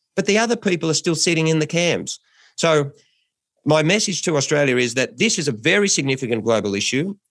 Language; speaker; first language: English; native; English